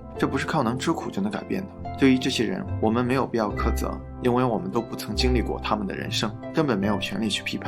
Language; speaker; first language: Chinese; native; Chinese